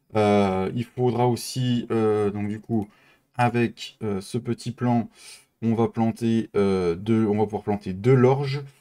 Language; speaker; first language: French; native; French